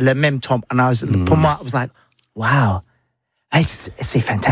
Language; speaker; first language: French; non-native, learner; English